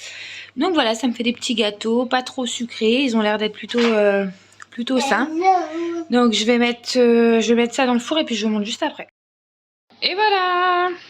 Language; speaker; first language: French; native; French